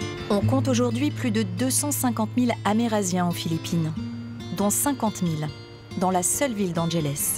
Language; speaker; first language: French; native; French